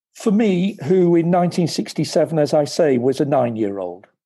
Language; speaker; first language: English; native; English